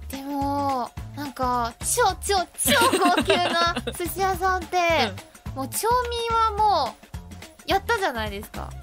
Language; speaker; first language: Japanese; non-native, fluent; Chinese